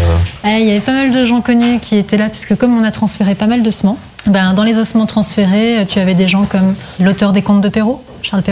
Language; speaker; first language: French; native; French